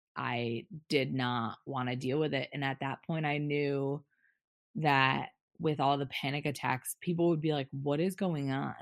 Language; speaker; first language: English; native; English